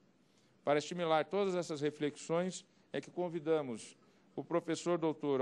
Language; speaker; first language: Portuguese; native; Portuguese